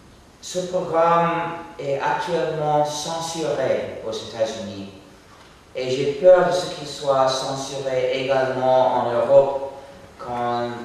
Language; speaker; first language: French; non-native, fluent; English